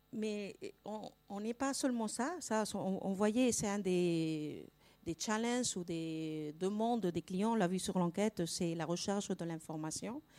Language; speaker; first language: French; non-native, fluent; Spanish